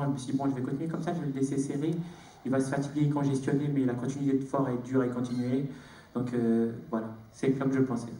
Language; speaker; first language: French; native; French